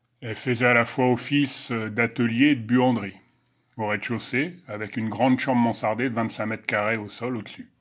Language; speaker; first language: French; native; French